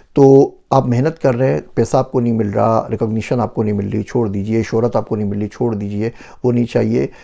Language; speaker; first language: Urdu; native; Urdu